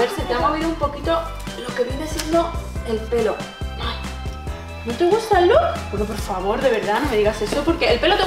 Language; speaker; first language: Spanish; native; Spanish